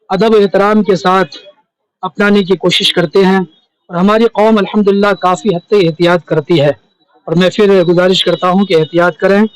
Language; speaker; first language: Urdu; native; Urdu